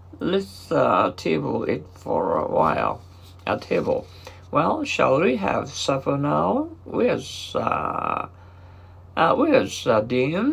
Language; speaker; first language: English; non-native, fluent; Japanese